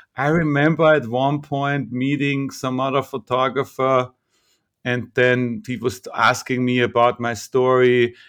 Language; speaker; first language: English; non-native, fluent; German